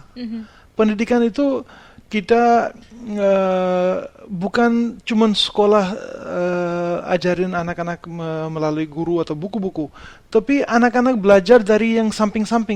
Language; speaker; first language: Indonesian; non-native, fluent; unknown